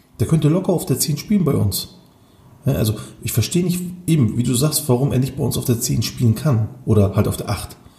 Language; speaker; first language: German; early bilingual, other home language; Turkish